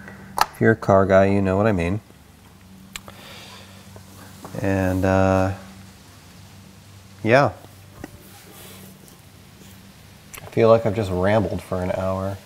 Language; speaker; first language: English; native; English